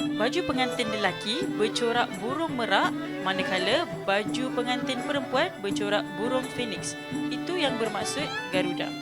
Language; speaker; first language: Malay; native; Malay